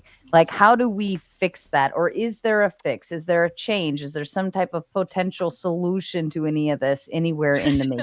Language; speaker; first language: English; native; English